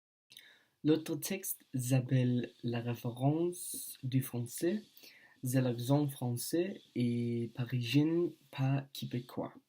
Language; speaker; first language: French; non-native, learner; Danish